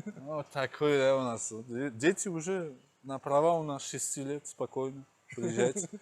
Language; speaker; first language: Russian; native; Russian